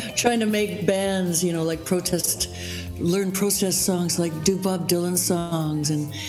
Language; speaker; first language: English; native; English